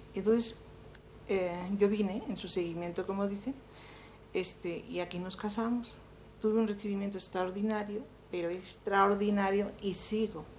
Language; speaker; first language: Spanish; native; Spanish